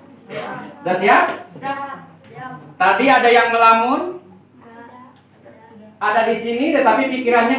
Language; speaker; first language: Indonesian; native; Indonesian